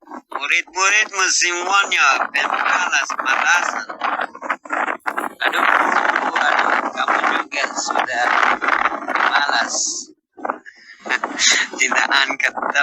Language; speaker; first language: Indonesian; non-native, learner; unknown